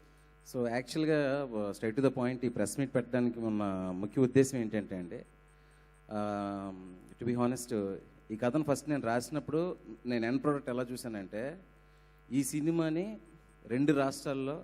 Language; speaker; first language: Telugu; native; Telugu